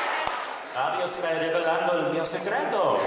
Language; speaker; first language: Italian; non-native, learner; English